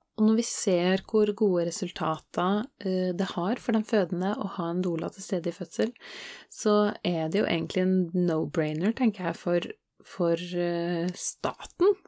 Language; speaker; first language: Norwegian; native; Norwegian